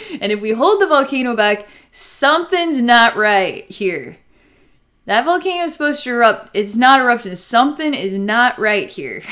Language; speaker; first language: English; native; English